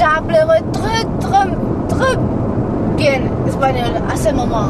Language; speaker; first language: French; non-native, learner; Georgian